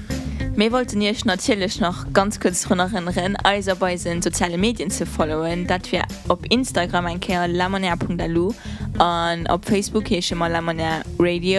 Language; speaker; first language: German; non-native, local second language; Luxembourgish